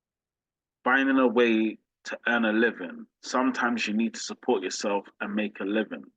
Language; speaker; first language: English; native; English